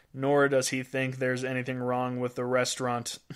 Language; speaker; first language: English; native; English